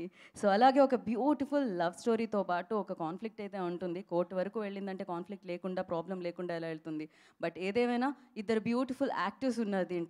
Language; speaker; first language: Telugu; native; Telugu